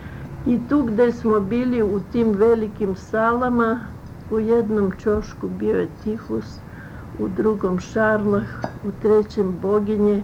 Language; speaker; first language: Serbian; early bilingual, other home language; Russian